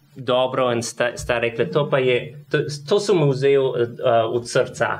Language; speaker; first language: Slovenian; non-native, learner; English